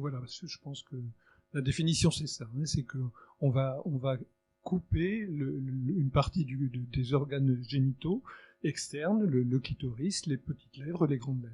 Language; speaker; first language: French; native; French